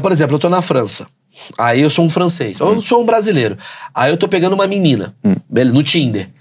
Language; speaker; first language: Portuguese; native; Portuguese